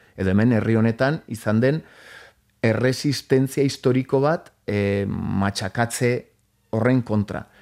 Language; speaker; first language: Basque; native; Basque